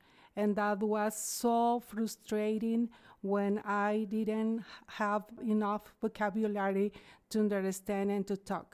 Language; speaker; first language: English; non-native, learner; Spanish